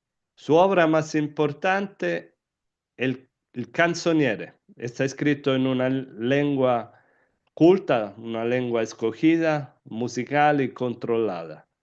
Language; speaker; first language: Spanish; non-native, fluent; Italian